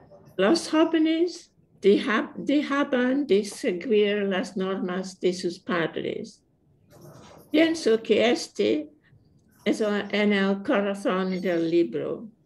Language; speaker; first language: Spanish; non-native, fluent; English